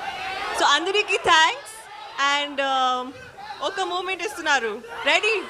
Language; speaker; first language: Telugu; non-native, learner; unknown